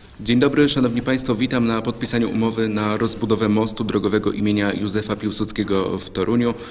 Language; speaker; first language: Polish; native; Polish